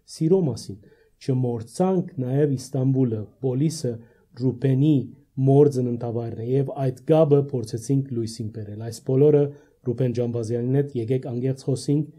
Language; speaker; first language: Armenian; early bilingual, heritage; Armenian